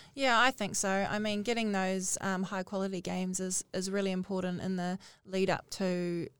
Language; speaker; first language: English; native; English